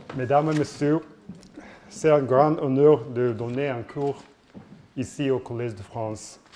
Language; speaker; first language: French; non-native, learner; Japanese